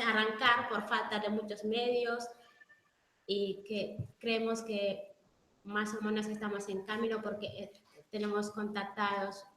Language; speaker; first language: Spanish; non-native, fluent; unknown